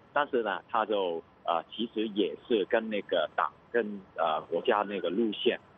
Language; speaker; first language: Chinese; non-native, local second language; Cantonese